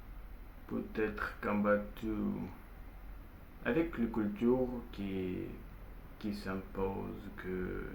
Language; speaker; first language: French; non-native, learner; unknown